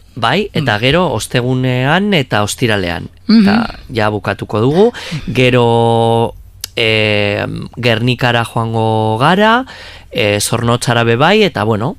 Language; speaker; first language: Basque; non-native, local second language; Spanish